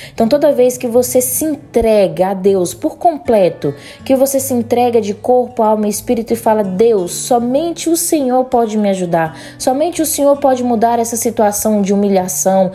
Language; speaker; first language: Portuguese; native; Portuguese